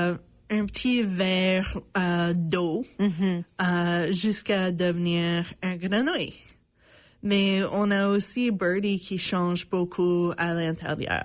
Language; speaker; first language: French; non-native, local second language; English